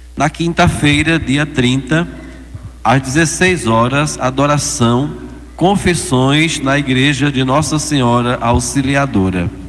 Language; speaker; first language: Portuguese; native; Portuguese